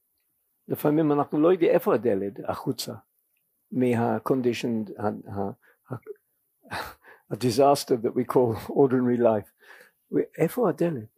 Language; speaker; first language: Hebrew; non-native, fluent; English